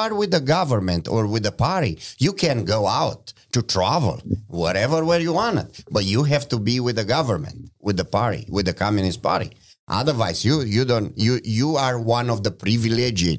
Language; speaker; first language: English; non-native, fluent; Romanian